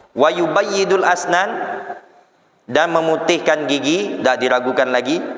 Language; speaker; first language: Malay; non-native, local second language; Banjar